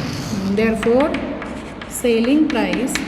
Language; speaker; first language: English; non-native, local second language; Marathi